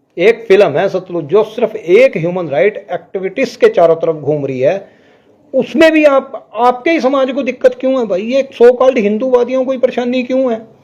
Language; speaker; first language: Hindi; non-native, local second language; Punjabi